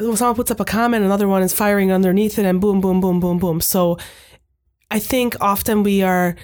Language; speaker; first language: English; non-native, fluent; Hungarian